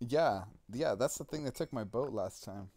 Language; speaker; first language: English; native; English